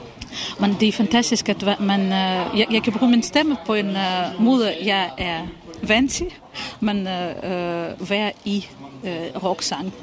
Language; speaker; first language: Danish; non-native, fluent; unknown